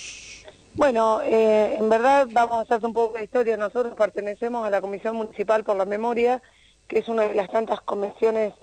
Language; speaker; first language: Spanish; native; Spanish